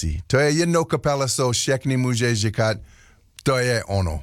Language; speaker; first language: Czech; non-native, learner; English